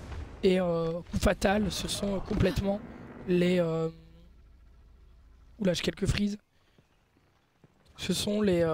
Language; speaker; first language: French; native; French